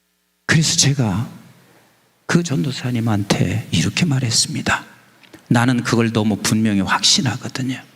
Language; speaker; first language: Korean; native; Korean